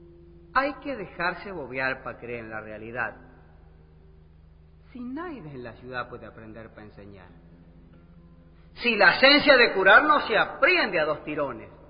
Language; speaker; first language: Spanish; native; Spanish